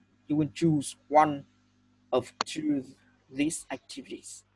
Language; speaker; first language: English; non-native, fluent; Vietnamese